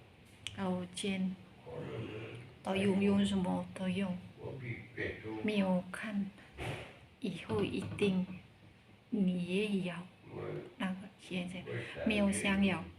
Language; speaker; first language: Chinese; non-native, learner; Indonesian